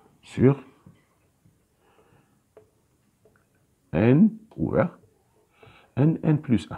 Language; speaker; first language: French; non-native, local second language; Arabic